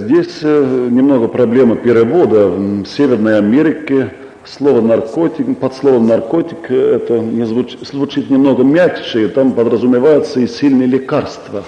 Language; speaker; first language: Russian; non-native, local second language; Estonian